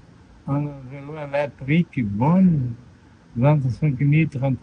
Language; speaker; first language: French; non-native, learner; Portuguese